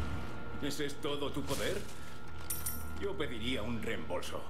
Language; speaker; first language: Spanish; native; Spanish